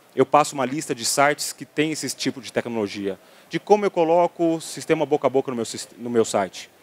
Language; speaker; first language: Portuguese; native; Portuguese